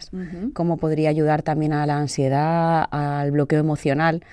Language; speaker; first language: Spanish; native; Spanish